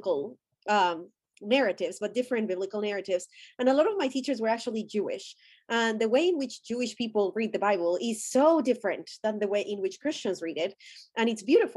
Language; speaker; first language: English; non-native, fluent; Spanish